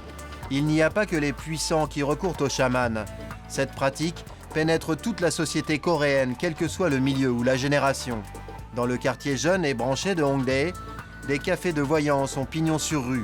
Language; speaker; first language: French; native; French